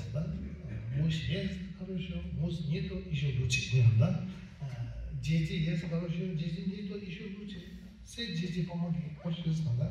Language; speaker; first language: Russian; non-native, learner; Tibetan